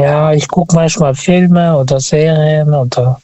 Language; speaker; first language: German; non-native, learner; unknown